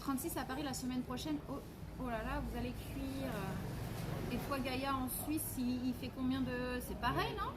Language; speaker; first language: French; native; French